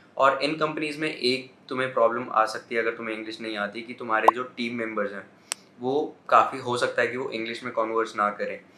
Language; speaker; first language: Hindi; native; Hindi